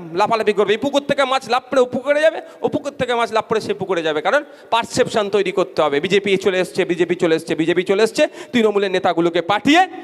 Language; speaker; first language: Bangla; native; Bangla